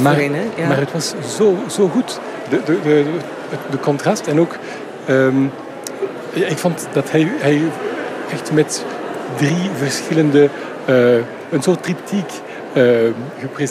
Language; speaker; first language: Dutch; non-native, local second language; French